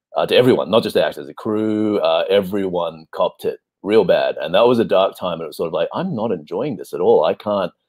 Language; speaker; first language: English; native; English